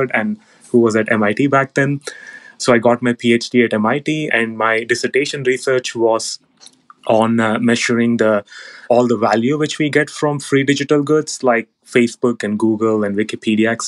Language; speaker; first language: English; non-native, local second language; Telugu